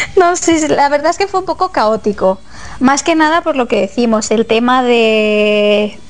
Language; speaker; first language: Spanish; native; Spanish